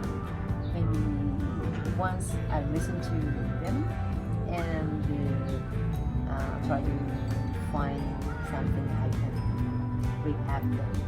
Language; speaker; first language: English; non-native, learner; Japanese